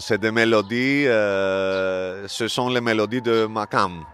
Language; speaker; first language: French; non-native, learner; Greek